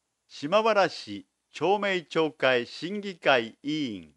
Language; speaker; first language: Japanese; native; Japanese